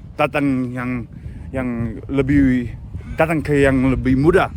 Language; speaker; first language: Indonesian; non-native, learner; English